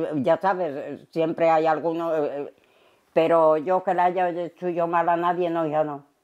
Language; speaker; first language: Spanish; native; Spanish